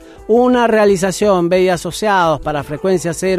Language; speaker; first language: Spanish; native; Spanish